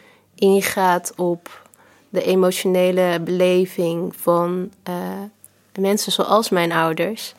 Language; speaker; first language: Dutch; early bilingual, other home language; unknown